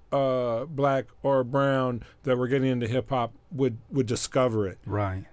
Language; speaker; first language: English; native; English